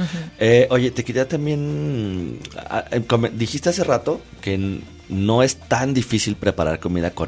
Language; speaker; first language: Spanish; native; Spanish